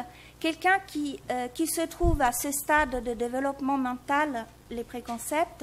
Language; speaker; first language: French; native; French